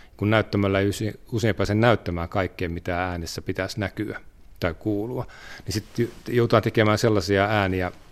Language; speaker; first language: Finnish; native; Finnish